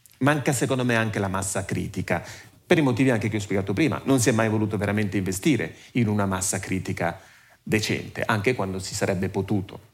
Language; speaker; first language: Italian; native; Italian